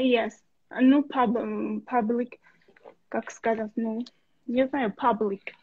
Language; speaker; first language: Russian; non-native, local second language; Armenian